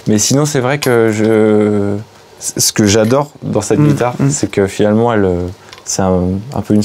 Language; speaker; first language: French; native; French